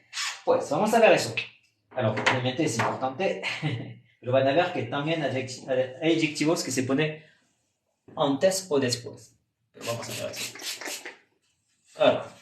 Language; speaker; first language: Spanish; non-native, fluent; French